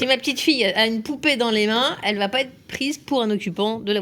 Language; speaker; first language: French; native; French